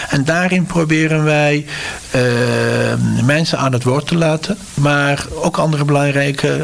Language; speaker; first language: Dutch; non-native, fluent; Turkish